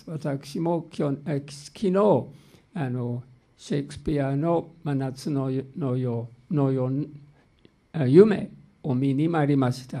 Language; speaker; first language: Japanese; non-native, fluent; English